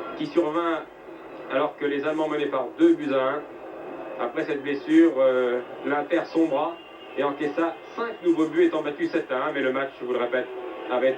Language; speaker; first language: French; native; French